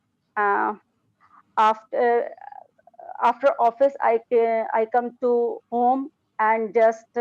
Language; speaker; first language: English; non-native, learner; Urdu